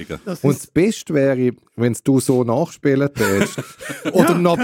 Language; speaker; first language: German; native; German